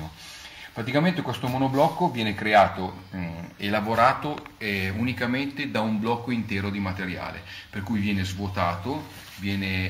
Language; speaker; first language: Italian; native; Italian